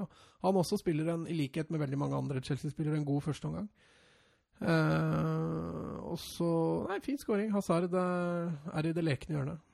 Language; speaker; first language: Norwegian; native; Norwegian